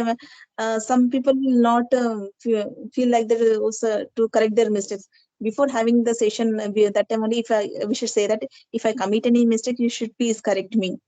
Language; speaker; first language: English; non-native, learner; Telugu